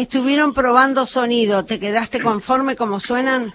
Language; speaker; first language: Spanish; native; Spanish